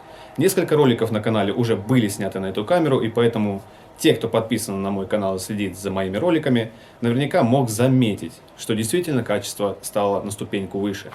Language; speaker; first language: Russian; native; Russian